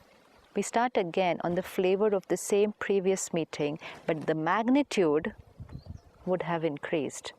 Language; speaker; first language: English; non-native, local second language; Hindi